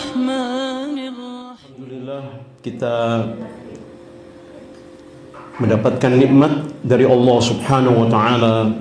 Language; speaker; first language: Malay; non-native, local second language; Javanese